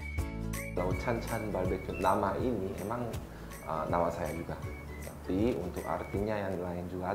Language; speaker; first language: Indonesian; non-native, fluent; Korean